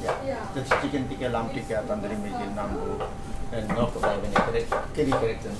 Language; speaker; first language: Dutch; non-native, local second language; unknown